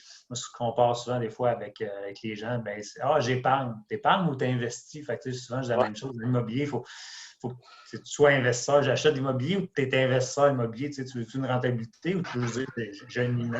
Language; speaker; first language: French; native; French